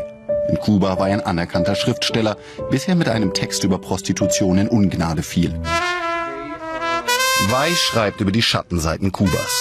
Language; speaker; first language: German; native; German